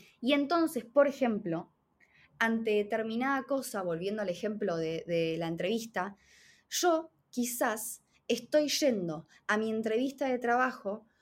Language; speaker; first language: Spanish; native; Spanish